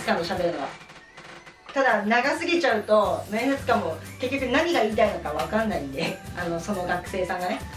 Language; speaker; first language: Japanese; native; Japanese